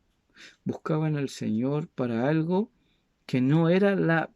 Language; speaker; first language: Spanish; native; Spanish